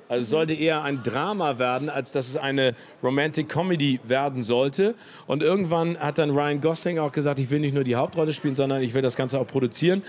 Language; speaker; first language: German; native; German